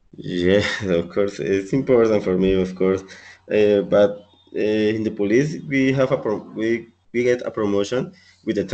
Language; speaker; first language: English; non-native, learner; Spanish